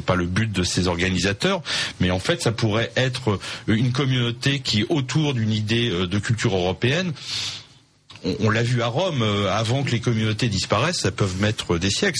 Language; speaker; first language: French; native; French